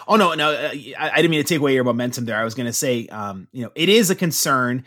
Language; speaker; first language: English; native; English